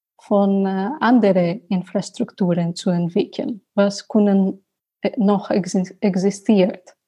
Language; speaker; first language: German; non-native, learner; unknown